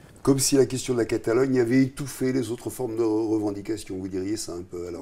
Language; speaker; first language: French; native; French